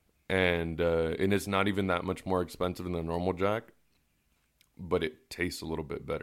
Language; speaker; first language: English; early bilingual, other home language; Spanish